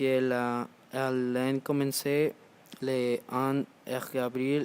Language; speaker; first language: French; non-native, learner; Spanish